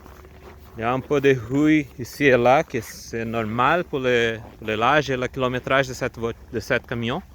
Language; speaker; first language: French; non-native, learner; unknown